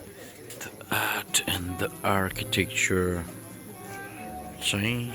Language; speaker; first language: English; non-native, learner; Nepali